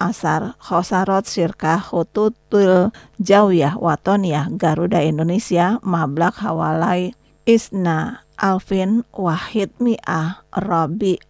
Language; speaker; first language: Arabic; non-native, fluent; Indonesian